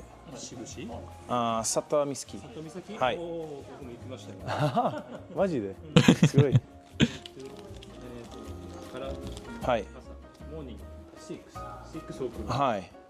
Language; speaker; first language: Japanese; non-native, learner; English